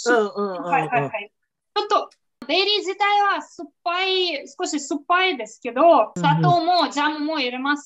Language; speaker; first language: Japanese; non-native, fluent; Russian